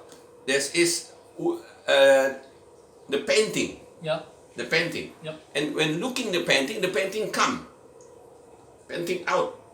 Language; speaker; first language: English; non-native, learner; Indonesian